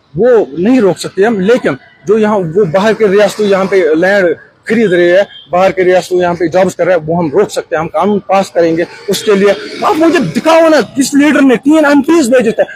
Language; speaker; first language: Hindi; non-native, local second language; Kashmiri